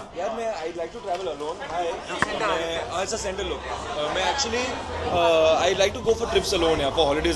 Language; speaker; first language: English; non-native, local second language; Hindi